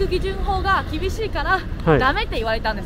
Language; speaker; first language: Japanese; non-native, fluent; Chinese